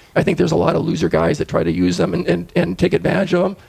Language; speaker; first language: English; native; English